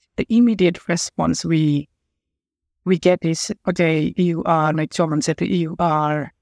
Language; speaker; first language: English; non-native, local second language; Nepali